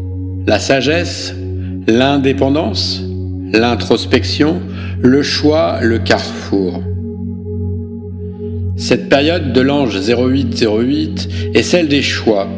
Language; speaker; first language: French; native; French